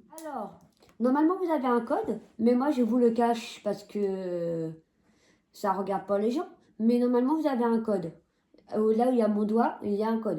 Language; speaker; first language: French; native; French